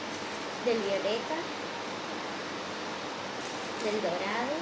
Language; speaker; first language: Spanish; native; Spanish